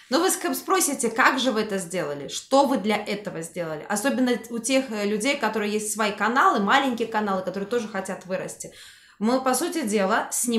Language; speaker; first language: Russian; native; Russian